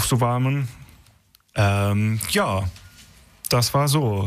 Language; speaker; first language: German; non-native, learner; Turkish